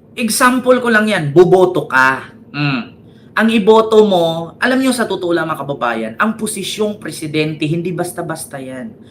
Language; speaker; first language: Filipino; native; Filipino